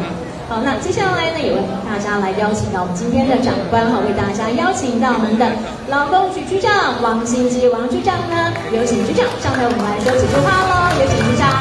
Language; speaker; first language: Chinese; native; Chinese